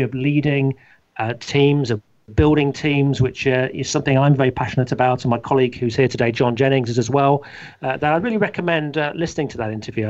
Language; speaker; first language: English; native; English